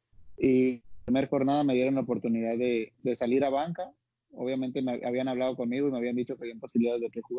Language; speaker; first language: Spanish; native; Spanish